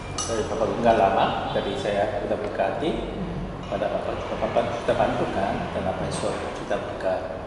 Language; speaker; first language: Indonesian; non-native, learner; Korean